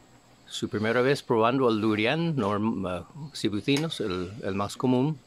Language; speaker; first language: Spanish; non-native, fluent; English